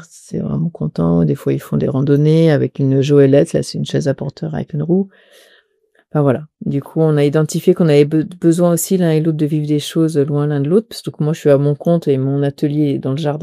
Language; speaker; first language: French; native; French